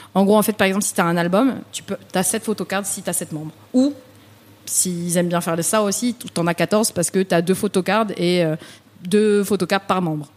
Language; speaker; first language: French; early bilingual, other home language; Vietnamese